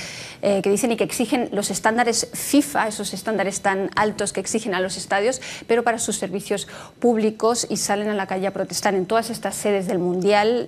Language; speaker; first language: Spanish; native; Spanish